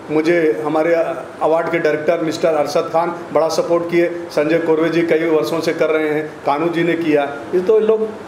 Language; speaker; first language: Hindi; native; Hindi